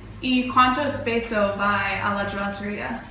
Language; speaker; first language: Italian; non-native, learner; English